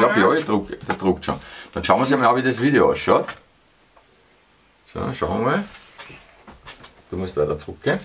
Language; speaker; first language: German; native; German